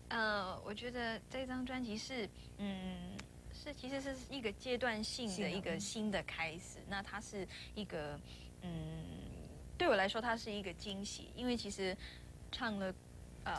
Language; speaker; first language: Chinese; non-native, local second language; Cantonese